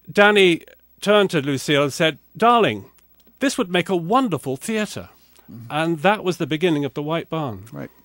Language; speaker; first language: English; native; English